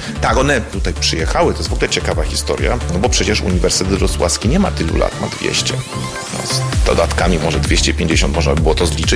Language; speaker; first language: Polish; native; Polish